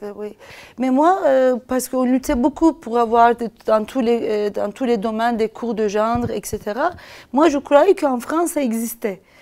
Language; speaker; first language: French; non-native, fluent; Turkish